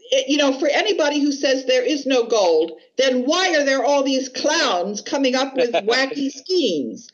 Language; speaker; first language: English; native; English